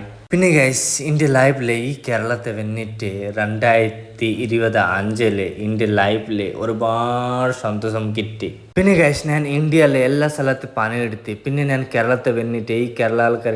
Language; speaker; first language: Malayalam; non-native, learner; Hindi